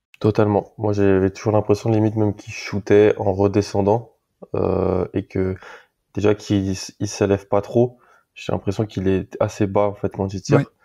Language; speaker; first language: French; native; French